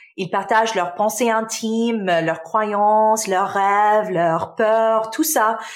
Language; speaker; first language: French; non-native, local second language; Arabic